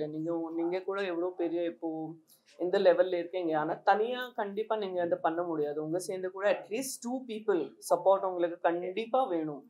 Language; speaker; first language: Tamil; non-native, local second language; Gujarati